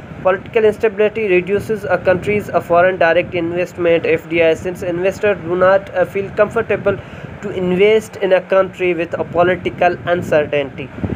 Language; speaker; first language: English; non-native, local second language; Urdu